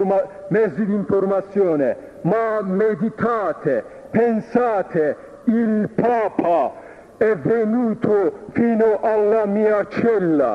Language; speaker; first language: Italian; non-native, fluent; Turkish